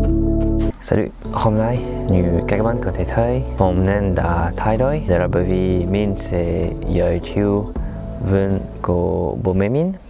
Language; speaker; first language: Vietnamese; non-native, learner; French